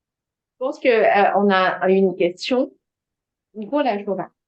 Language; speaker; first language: French; non-native, fluent; Chinese